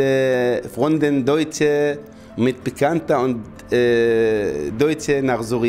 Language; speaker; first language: German; non-native, learner; Arabic